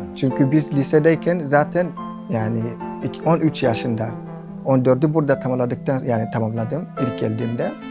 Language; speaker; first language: Turkish; non-native, fluent; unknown